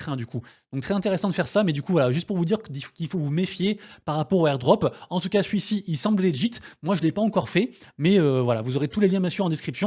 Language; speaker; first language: French; native; French